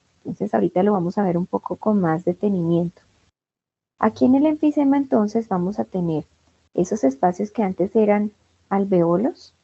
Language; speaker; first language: Spanish; native; Spanish